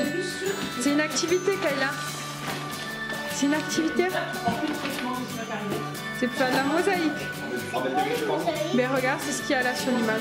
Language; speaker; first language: French; native; French